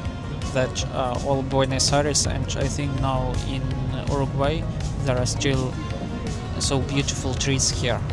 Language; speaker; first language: English; non-native, learner; Russian